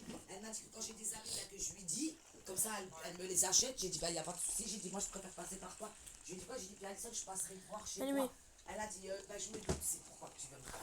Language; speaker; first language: French; native; French